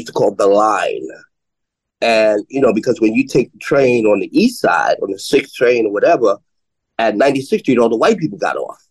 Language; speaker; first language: English; native; English